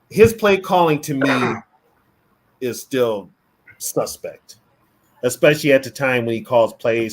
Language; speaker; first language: English; native; English